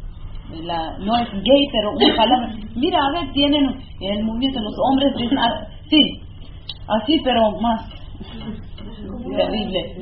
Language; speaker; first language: Spanish; non-native, learner; Kurdish